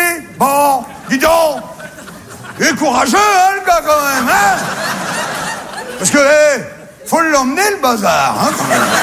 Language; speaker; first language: French; native; French